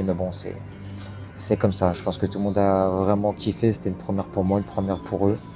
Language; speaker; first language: French; native; French